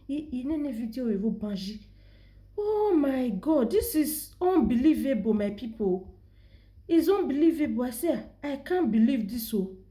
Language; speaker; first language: Nigerian Pidgin; non-native, local second language; Yoruba